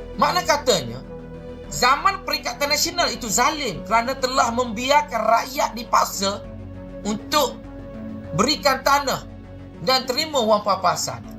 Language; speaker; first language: Malay; native; Malay